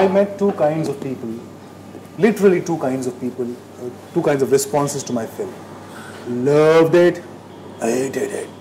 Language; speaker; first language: English; non-native, local second language; Hindi